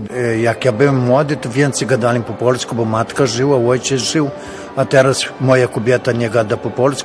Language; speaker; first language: Polish; early bilingual, heritage; Polish